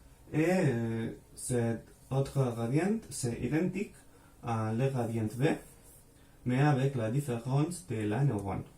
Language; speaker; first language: French; non-native, fluent; Spanish